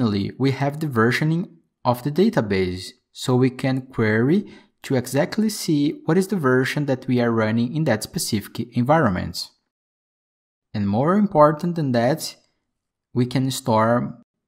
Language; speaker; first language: English; non-native, fluent; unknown